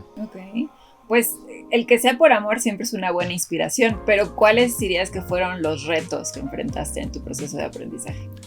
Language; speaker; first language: Spanish; native; Spanish